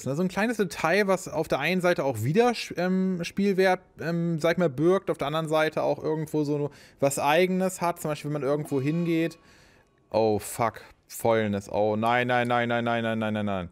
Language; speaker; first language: German; native; German